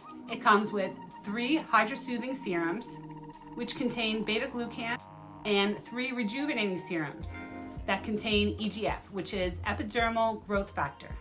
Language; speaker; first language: English; native; English